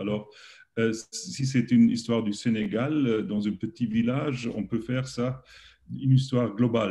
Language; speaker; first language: French; non-native, learner; German